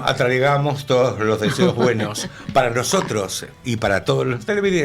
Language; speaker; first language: Spanish; native; Spanish